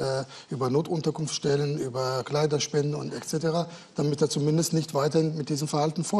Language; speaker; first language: German; native; German